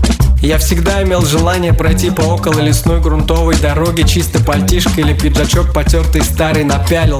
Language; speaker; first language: Russian; native; Russian